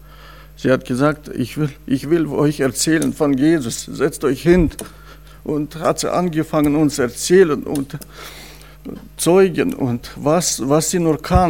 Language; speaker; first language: German; non-native, fluent; Russian